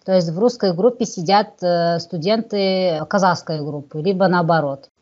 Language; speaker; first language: Russian; non-native, local second language; Kazakh